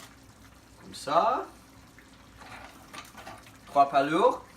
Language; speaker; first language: French; non-native, learner; English